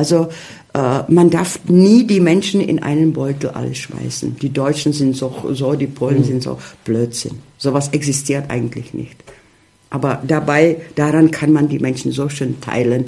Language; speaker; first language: German; early bilingual, heritage; Czech